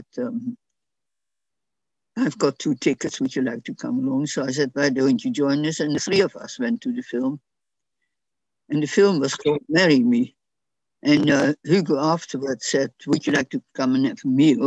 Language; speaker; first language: English; non-native, fluent; Dutch